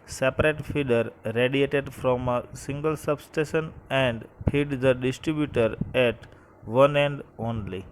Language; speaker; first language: English; non-native, local second language; Gujarati